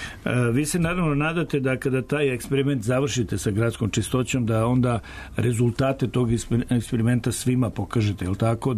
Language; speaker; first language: Serbian; native; Serbian